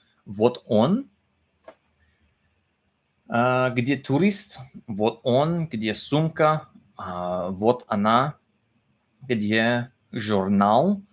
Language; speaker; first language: Russian; non-native, learner; English